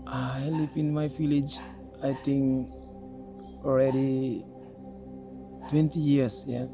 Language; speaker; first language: English; non-native, learner; Balinese